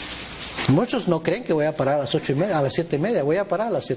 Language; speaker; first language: Spanish; native; Spanish